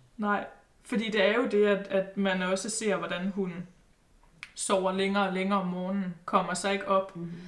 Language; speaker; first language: Danish; native; Danish